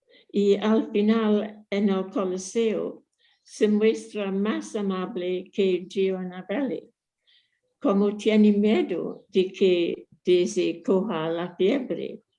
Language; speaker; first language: Spanish; non-native, fluent; English